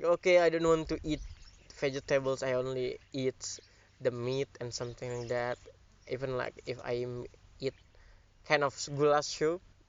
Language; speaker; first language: English; non-native, learner; Indonesian